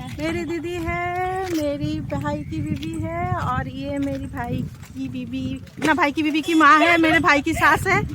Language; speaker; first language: Hindi; non-native, local second language; Bangla